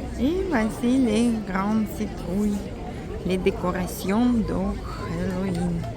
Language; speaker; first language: French; non-native, fluent; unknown